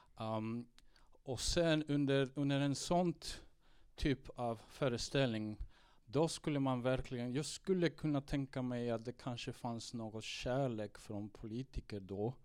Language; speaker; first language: Swedish; non-native, fluent; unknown